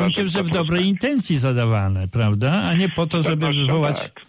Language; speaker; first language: Polish; native; Polish